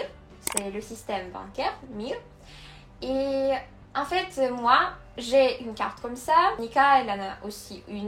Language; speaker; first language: French; non-native, fluent; Russian